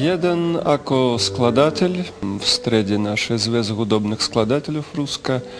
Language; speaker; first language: Slovak; non-native, learner; Russian